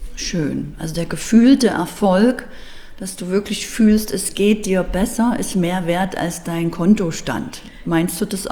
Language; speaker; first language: German; native; German